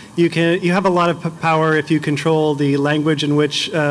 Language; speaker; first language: English; native; English